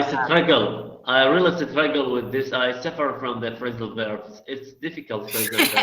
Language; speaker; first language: English; non-native, learner; Arabic